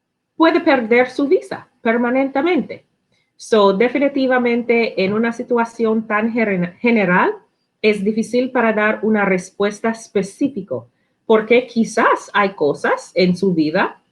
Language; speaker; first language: Spanish; non-native, learner; English